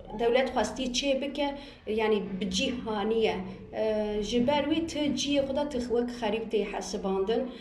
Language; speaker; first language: Kurdish; non-native, local second language; Turkish